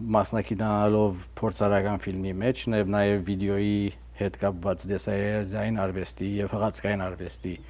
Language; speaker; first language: Armenian; early bilingual, heritage; Armenian